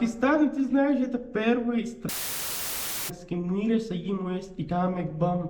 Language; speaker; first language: Russian; non-native, learner; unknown